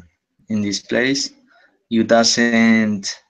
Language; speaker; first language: English; non-native, learner; Spanish